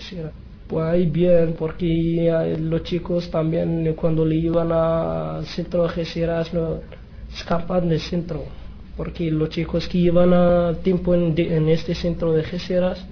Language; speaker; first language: Spanish; non-native, learner; Arabic